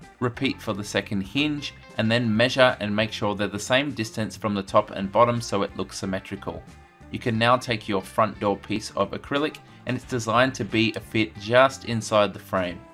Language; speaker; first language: English; native; English